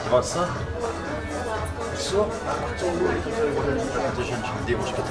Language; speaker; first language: Russian; non-native, learner; English